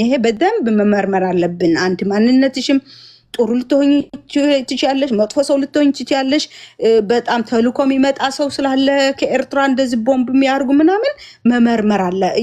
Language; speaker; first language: Amharic; non-native, fluent; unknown